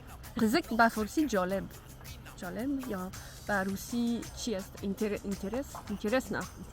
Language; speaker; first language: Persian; non-native, learner; French